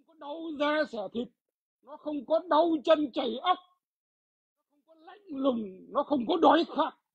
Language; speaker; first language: Vietnamese; native; Vietnamese